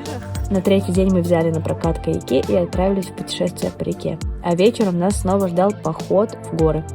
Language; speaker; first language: Russian; native; Russian